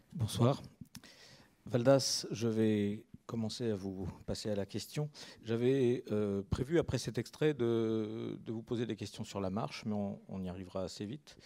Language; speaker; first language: French; native; French